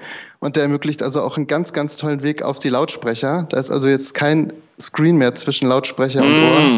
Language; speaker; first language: German; native; German